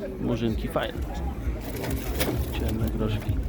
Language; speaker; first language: Polish; native; Polish